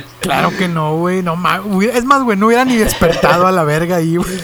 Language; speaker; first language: Spanish; native; Spanish